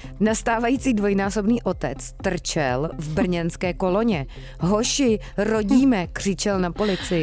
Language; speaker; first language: Czech; native; Czech